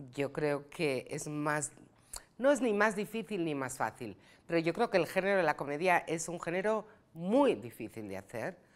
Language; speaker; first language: Spanish; native; Spanish